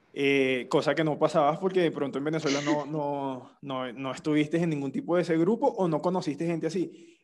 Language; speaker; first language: Spanish; native; Spanish